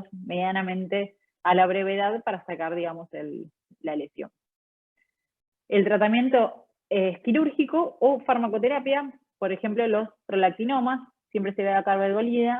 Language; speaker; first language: Spanish; native; Spanish